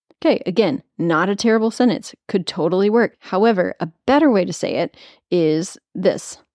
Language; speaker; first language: English; native; English